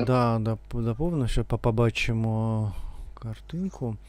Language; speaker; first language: Ukrainian; non-native, learner; Russian